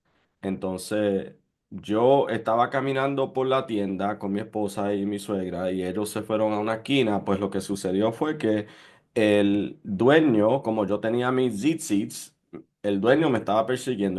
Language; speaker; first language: Spanish; early bilingual, heritage; Spanish